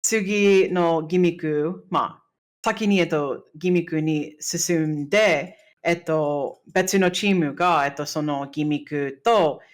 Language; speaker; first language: Japanese; non-native, fluent; English